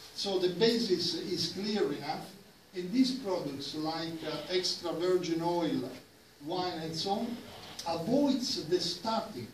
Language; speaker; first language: English; non-native, fluent; Italian